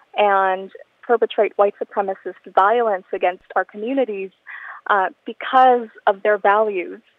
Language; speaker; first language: English; non-native, local second language; Filipino